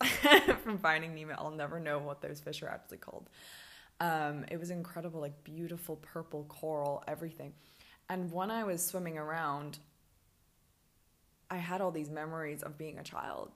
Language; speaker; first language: English; native; English